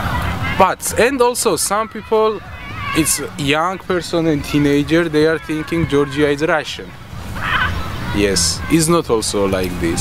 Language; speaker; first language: English; non-native, learner; Georgian